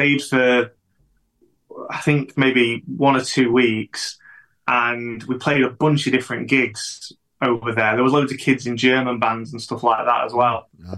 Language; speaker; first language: English; native; English